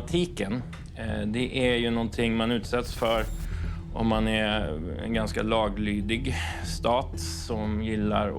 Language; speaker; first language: Swedish; native; Swedish